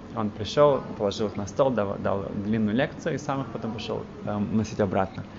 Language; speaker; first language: Russian; early bilingual, heritage; Russian